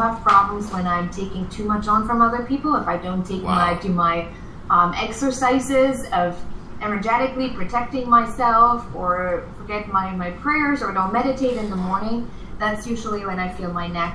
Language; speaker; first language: English; non-native, fluent; German